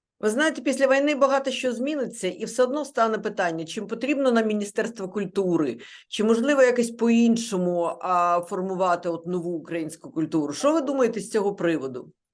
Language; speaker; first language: Ukrainian; non-native, local second language; Russian